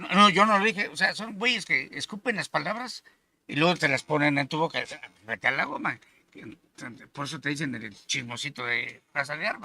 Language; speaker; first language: Spanish; native; Spanish